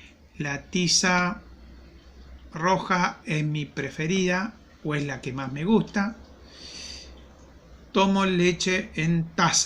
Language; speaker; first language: Spanish; native; Spanish